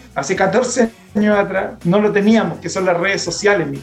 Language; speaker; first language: Spanish; native; Spanish